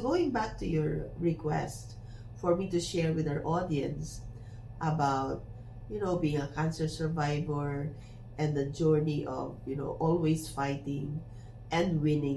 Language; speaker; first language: English; non-native, local second language; Filipino